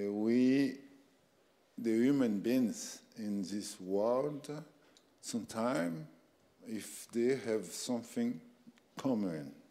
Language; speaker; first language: English; non-native, learner; French